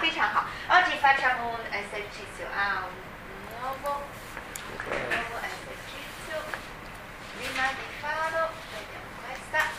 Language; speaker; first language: Italian; non-native, learner; Chinese